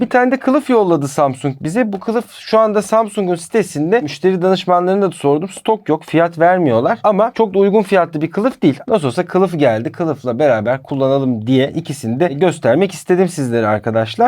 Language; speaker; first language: Turkish; native; Turkish